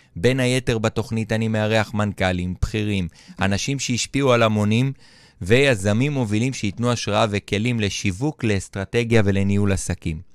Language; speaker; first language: Hebrew; native; Hebrew